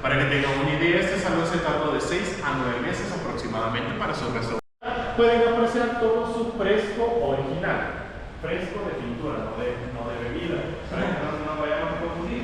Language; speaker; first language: Spanish; native; Spanish